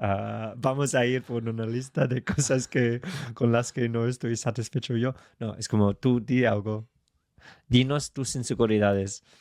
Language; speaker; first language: Spanish; non-native, fluent; English